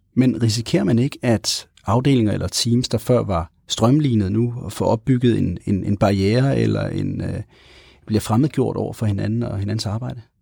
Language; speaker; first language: Danish; native; Danish